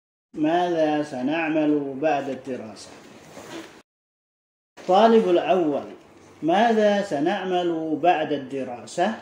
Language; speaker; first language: Arabic; non-native, learner; Indonesian